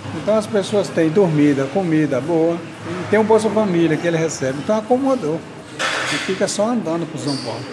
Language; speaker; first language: Portuguese; native; Portuguese